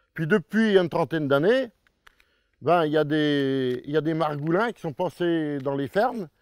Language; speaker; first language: French; native; French